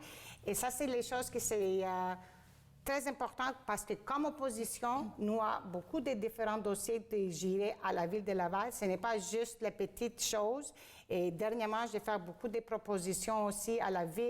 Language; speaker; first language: French; non-native, fluent; Greek